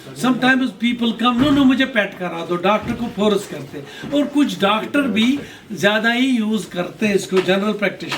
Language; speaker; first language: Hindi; non-native, local second language; Kashmiri